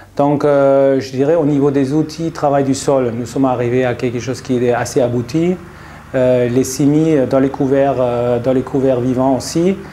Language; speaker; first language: French; non-native, fluent; German